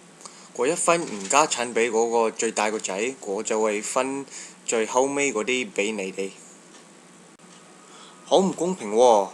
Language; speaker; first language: Cantonese; non-native, learner; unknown